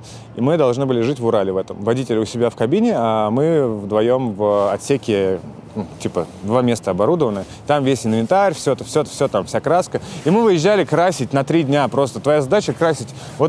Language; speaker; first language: Russian; native; Russian